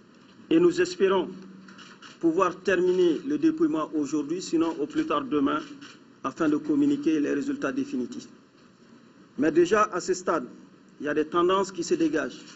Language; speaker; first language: French; non-native, local second language; Bambara